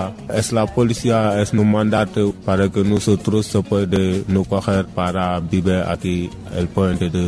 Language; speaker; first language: Spanish; non-native, learner; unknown